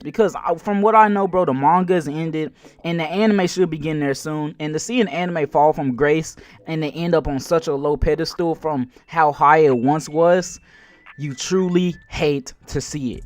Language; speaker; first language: English; native; English